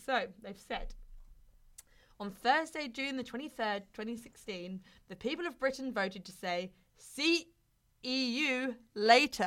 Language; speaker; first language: English; native; English